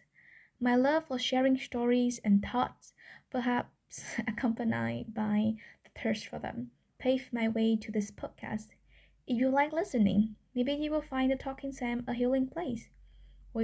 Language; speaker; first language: English; non-native, fluent; Vietnamese